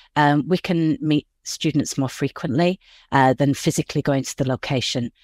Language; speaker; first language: English; native; English